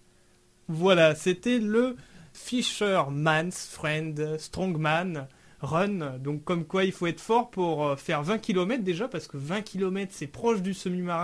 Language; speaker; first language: French; native; French